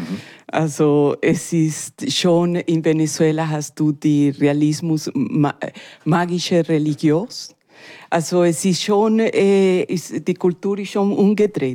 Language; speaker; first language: German; non-native, learner; Spanish